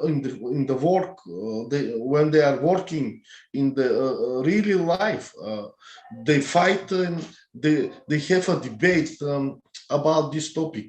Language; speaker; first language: English; non-native, learner; Bulgarian